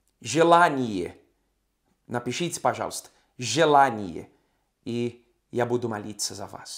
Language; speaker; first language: Russian; non-native, fluent; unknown